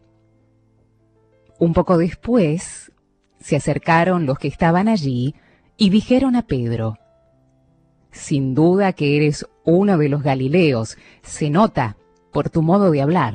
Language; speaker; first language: Spanish; native; Spanish